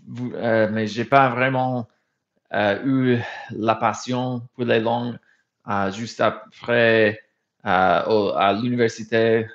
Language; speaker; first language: French; non-native, fluent; English